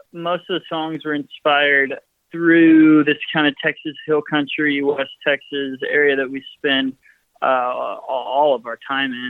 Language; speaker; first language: English; native; English